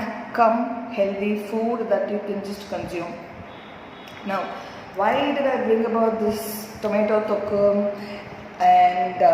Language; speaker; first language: English; non-native, local second language; Tamil